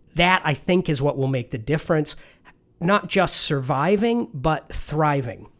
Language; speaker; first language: English; native; English